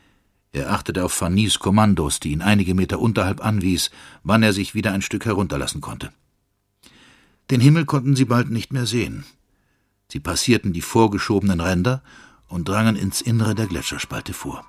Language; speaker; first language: German; native; German